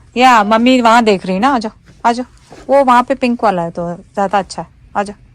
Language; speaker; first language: Urdu; native; Urdu